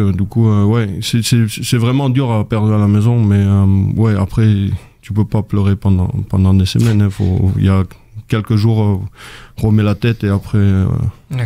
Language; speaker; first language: French; non-native, fluent; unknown